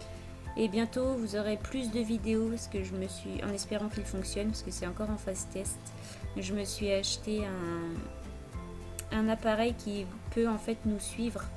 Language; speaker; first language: French; native; French